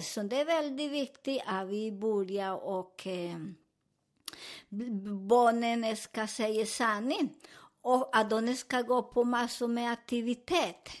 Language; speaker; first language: Swedish; non-native, fluent; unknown